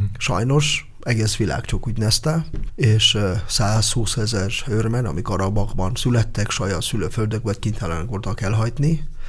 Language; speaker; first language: Hungarian; non-native, fluent; Armenian